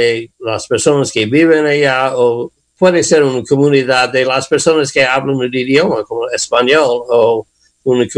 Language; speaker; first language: Spanish; non-native, learner; English